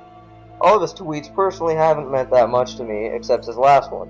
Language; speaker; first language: English; native; English